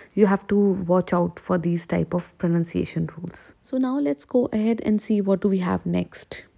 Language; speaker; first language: English; non-native, local second language; Hindi